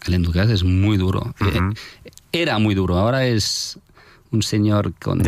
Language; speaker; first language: Spanish; non-native, fluent; French